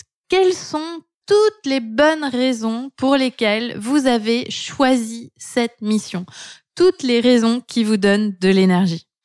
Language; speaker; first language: French; native; French